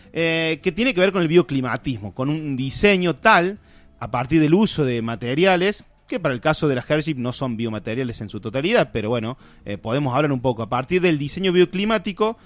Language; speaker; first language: Spanish; native; Spanish